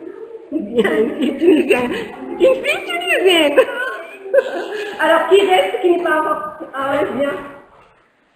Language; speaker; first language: French; non-native, local second language; Arabic